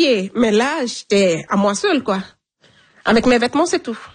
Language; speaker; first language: French; non-native, local second language; Fula